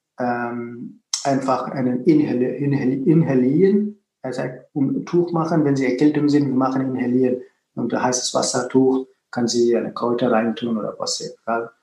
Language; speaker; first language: German; non-native, fluent; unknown